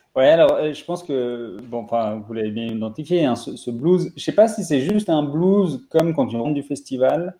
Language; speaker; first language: French; native; French